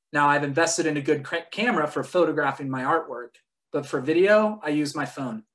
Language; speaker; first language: English; native; English